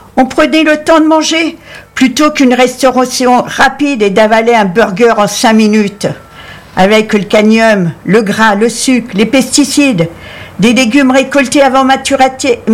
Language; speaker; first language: French; native; French